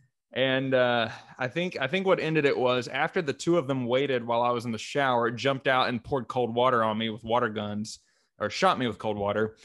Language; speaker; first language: English; native; English